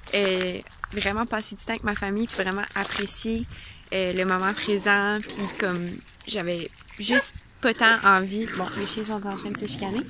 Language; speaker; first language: French; native; French